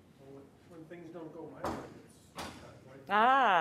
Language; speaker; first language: English; native; English